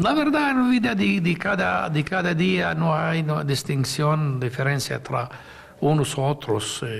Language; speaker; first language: Spanish; non-native, fluent; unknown